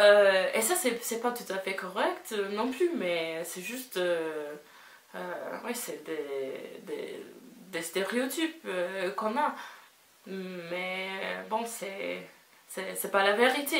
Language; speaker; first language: French; non-native, fluent; English